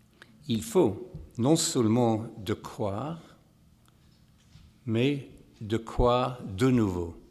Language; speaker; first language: French; non-native, fluent; English